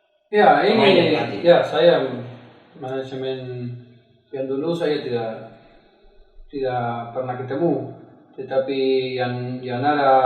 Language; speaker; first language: Indonesian; non-native, fluent; Spanish